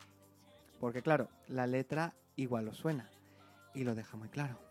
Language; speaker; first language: Spanish; native; Spanish